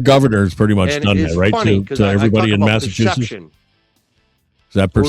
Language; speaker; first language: English; native; English